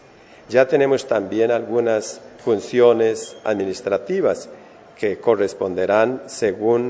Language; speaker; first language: Spanish; native; Spanish